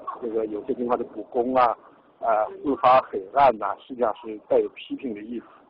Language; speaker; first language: Chinese; native; Chinese